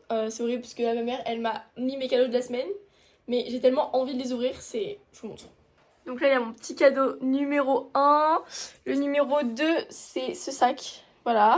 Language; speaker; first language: French; native; French